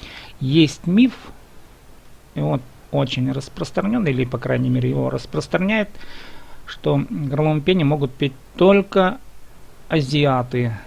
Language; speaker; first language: Russian; native; Russian